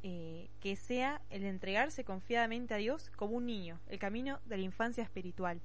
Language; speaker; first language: Spanish; native; Spanish